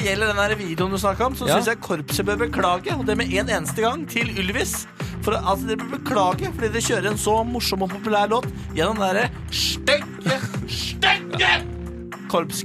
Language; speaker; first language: Norwegian; native; Norwegian